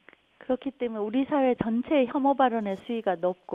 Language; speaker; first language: Korean; native; Korean